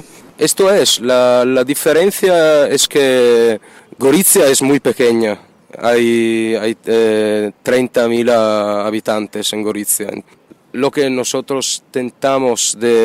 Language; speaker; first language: Spanish; non-native, fluent; Italian